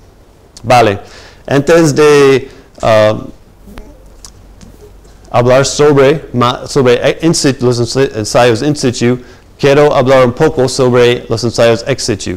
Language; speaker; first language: Spanish; non-native, fluent; English